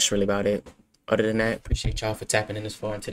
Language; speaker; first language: English; native; English